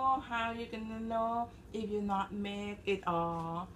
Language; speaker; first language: English; non-native, learner; Thai